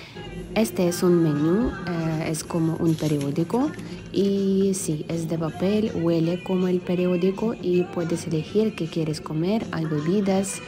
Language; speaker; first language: Spanish; non-native, learner; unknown